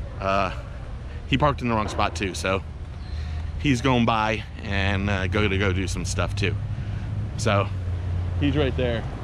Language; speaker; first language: English; native; English